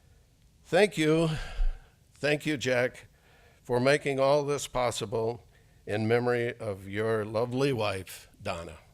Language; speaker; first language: English; native; English